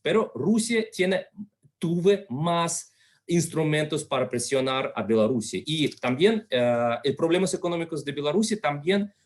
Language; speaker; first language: Spanish; non-native, fluent; Russian